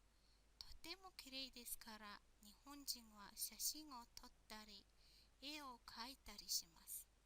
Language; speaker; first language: Japanese; non-native, fluent; Mongolian